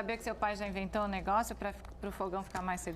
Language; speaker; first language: Portuguese; native; Portuguese